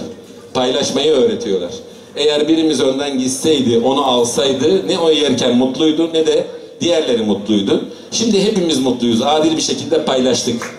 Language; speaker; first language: Turkish; native; Turkish